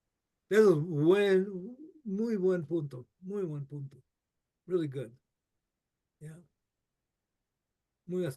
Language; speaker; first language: Spanish; non-native, fluent; English